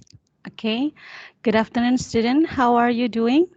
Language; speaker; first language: English; non-native, fluent; Indonesian